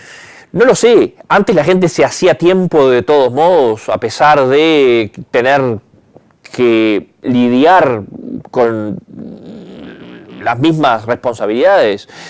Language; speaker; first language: Spanish; native; Spanish